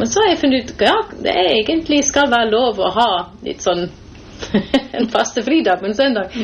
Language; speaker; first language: Norwegian; non-native, fluent; English